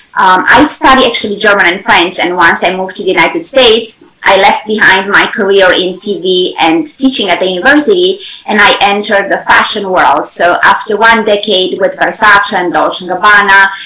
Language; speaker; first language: English; non-native, fluent; Romanian